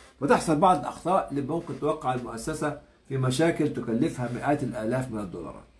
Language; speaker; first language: Arabic; native; Arabic